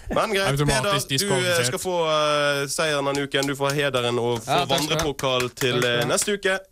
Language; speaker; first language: Norwegian; native; Norwegian